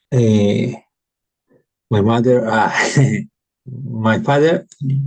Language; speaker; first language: English; non-native, learner; Spanish